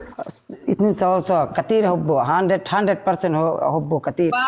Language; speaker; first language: Arabic; non-native, learner; Bangla